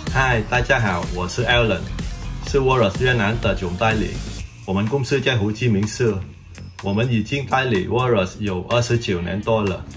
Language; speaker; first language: Chinese; early bilingual, heritage; Chinese